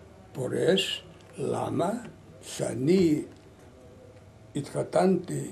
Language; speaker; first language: Hebrew; non-native, learner; Lithuanian